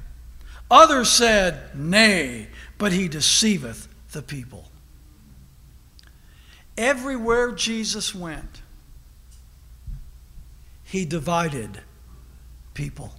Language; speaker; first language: English; native; English